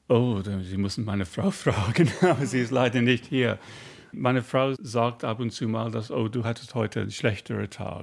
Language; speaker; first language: German; non-native, fluent; English